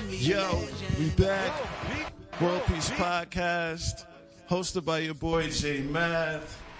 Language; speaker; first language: English; native; English